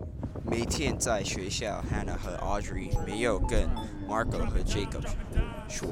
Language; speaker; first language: Chinese; non-native, learner; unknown